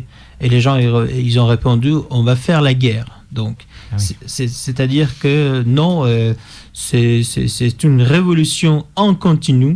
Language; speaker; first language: French; non-native, fluent; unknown